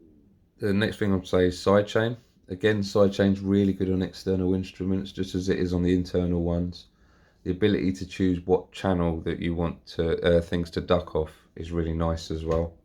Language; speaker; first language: English; native; English